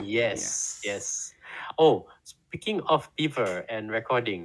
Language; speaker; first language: English; non-native, local second language; Indonesian